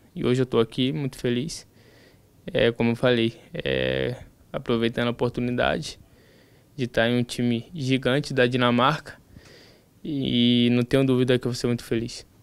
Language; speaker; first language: Portuguese; native; Portuguese